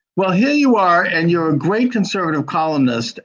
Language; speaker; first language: English; native; English